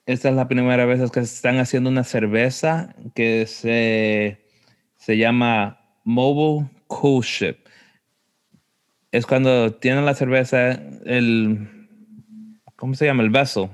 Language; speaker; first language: Spanish; early bilingual, heritage; Spanish